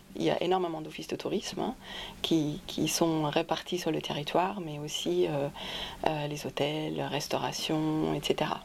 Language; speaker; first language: French; non-native, fluent; German